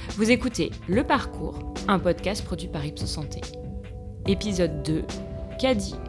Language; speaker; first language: French; native; French